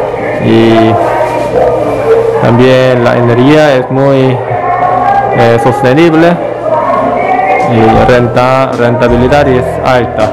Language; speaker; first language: Spanish; non-native, fluent; Korean